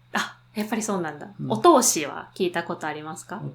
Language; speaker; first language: Japanese; native; Japanese